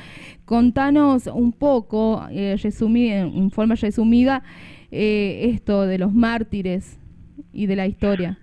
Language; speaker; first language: Spanish; native; Spanish